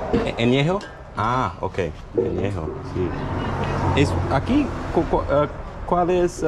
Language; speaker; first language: Spanish; non-native, learner; English